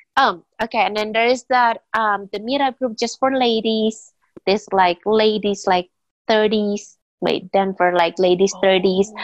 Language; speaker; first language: English; non-native, fluent; Indonesian